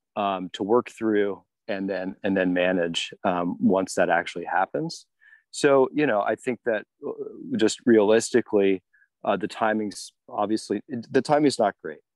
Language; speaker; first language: English; native; English